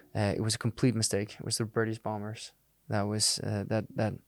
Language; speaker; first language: English; non-native, fluent; Danish